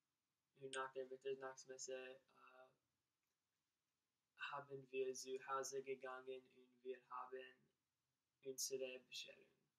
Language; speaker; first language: German; non-native, learner; English